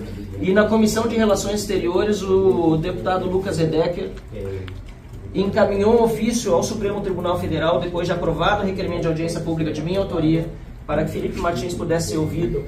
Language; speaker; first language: Portuguese; native; Portuguese